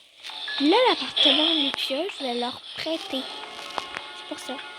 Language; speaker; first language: French; native; French